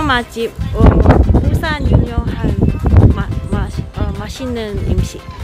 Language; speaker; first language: Korean; non-native, learner; Cantonese